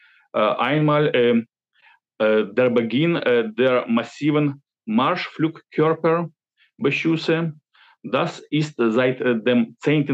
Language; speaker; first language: German; non-native, fluent; Ukrainian